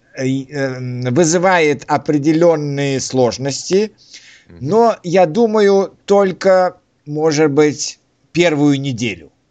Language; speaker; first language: Russian; native; Russian